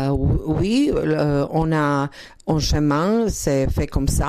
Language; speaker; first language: French; non-native, learner; Croatian